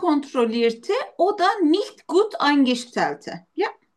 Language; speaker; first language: German; non-native, learner; Turkish